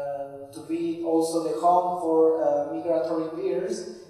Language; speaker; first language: English; non-native, fluent; Spanish